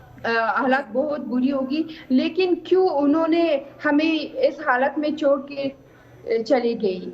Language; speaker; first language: Hindi; non-native, fluent; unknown